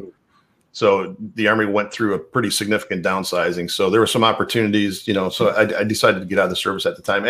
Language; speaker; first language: English; native; English